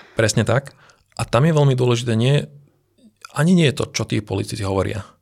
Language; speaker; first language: Slovak; non-native, local second language; Hungarian